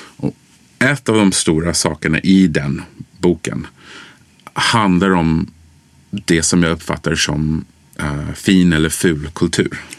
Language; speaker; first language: Swedish; early bilingual, other home language; English